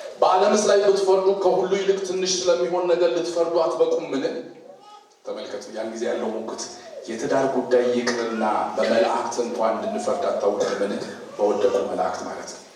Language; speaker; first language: Amharic; non-native, local second language; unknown